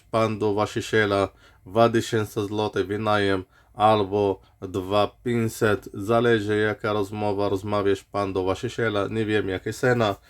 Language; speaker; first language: Polish; non-native, learner; Arabic